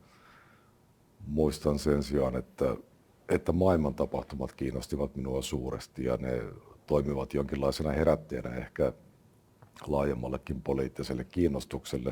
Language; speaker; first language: Finnish; native; Finnish